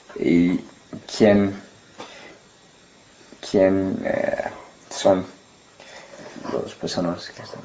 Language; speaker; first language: Spanish; non-native, learner; English